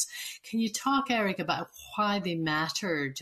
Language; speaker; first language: English; native; English